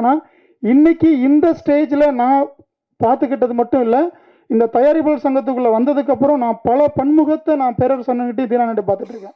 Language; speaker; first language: Tamil; native; Tamil